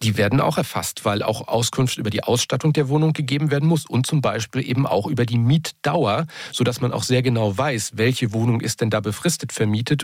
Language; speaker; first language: German; native; German